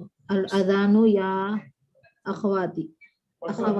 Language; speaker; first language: Arabic; non-native, learner; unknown